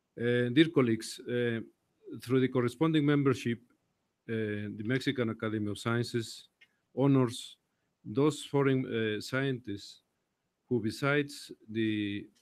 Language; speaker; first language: English; non-native, fluent; Spanish